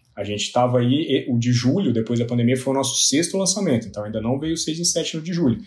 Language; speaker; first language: Portuguese; native; Portuguese